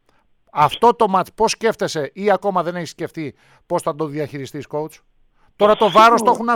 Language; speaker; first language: Greek; native; Greek